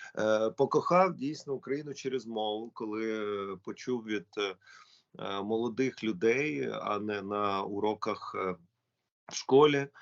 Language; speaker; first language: Ukrainian; non-native, local second language; Russian